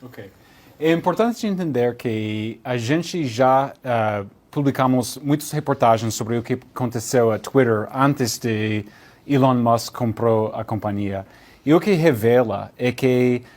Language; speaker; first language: Portuguese; non-native, learner; English